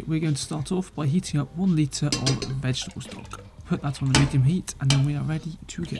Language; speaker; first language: English; native; English